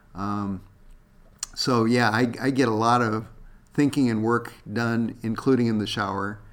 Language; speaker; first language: English; native; English